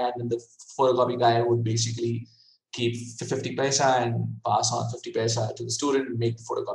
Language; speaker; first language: English; non-native, local second language; Hindi